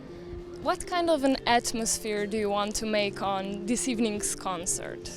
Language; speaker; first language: English; non-native, fluent; Slovenian